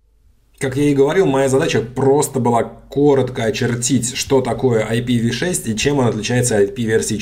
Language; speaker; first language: Russian; native; Russian